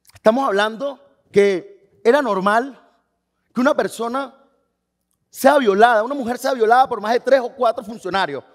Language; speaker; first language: Spanish; native; Spanish